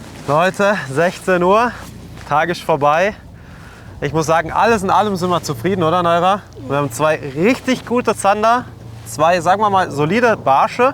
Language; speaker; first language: German; native; German